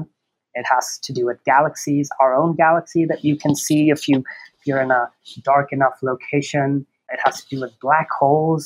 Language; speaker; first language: English; non-native, local second language; Bangla